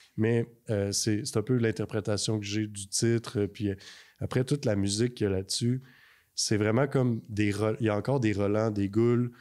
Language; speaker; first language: French; native; French